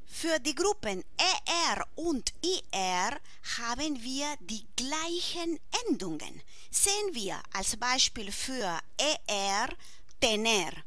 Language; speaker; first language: German; non-native, fluent; Spanish